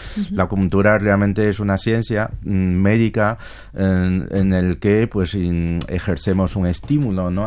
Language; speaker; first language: Spanish; non-native, fluent; Chinese